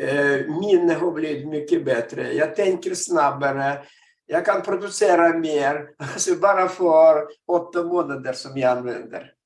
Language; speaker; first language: Swedish; non-native, fluent; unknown